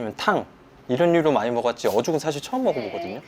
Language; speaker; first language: Korean; native; Korean